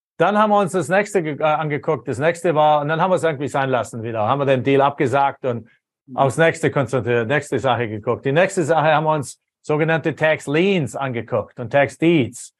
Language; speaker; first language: German; native; German